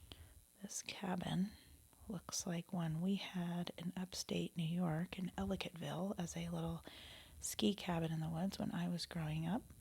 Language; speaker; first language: English; native; English